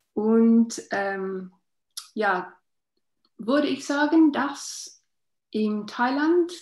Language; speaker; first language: German; non-native, learner; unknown